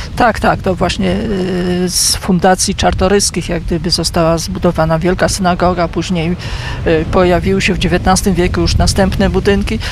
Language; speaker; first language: Polish; native; Polish